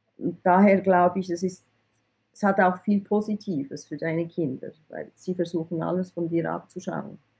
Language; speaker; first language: German; early bilingual, other home language; Persian